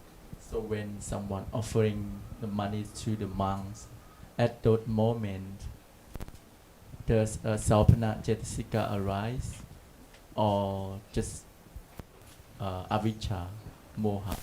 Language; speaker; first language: English; non-native, learner; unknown